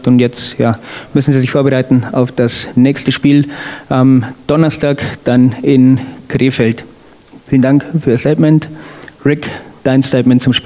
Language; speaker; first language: German; native; German